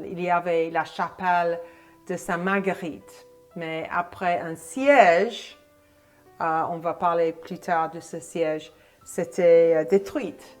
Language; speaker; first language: French; non-native, fluent; English